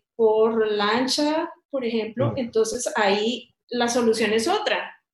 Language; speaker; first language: Spanish; native; Spanish